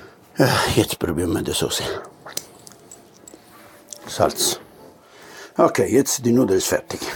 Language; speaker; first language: German; non-native, fluent; Italian